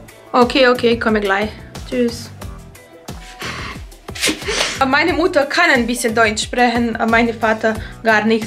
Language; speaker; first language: German; non-native, fluent; Bosnian